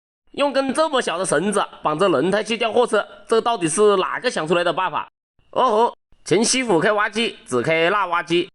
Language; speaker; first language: Chinese; native; Chinese